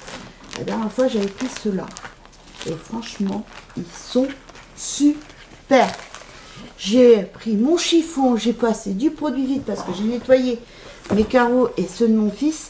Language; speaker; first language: French; native; French